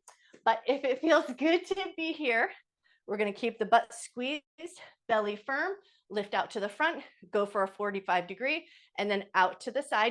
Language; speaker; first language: English; native; English